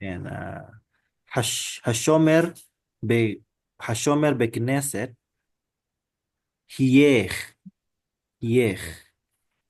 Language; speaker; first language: Hebrew; non-native, learner; Indonesian